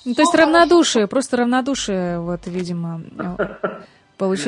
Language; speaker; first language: Russian; native; Russian